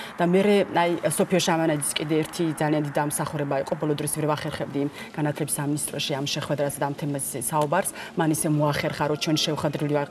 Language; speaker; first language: Georgian; non-native, local second language; Chechen